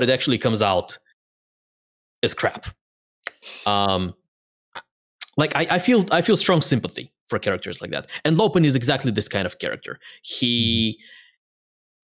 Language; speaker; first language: English; non-native, fluent; Bulgarian